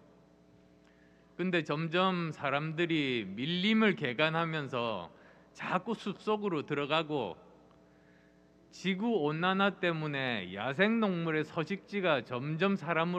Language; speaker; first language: Korean; native; Korean